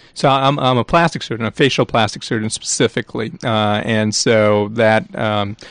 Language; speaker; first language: English; early bilingual, other home language; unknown